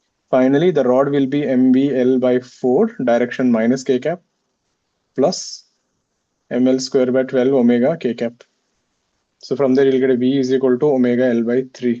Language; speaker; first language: English; non-native, local second language; Hindi